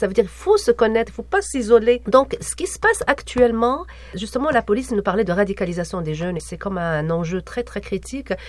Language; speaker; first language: French; non-native, local second language; Arabic